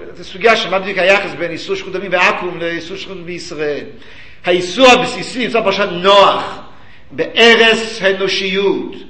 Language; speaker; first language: Hebrew; early bilingual, other home language; English